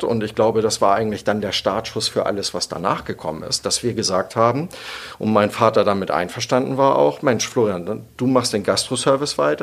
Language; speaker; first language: German; native; German